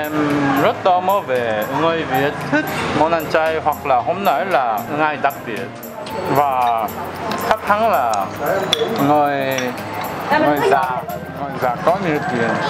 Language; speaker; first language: Vietnamese; non-native, learner; Korean